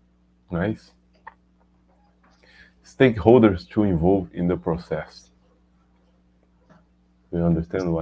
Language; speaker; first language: English; non-native, learner; Portuguese